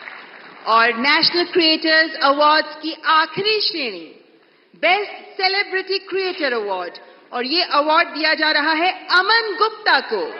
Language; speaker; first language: Hindi; native; Hindi